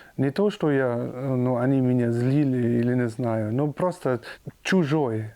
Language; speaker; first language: Russian; non-native, fluent; German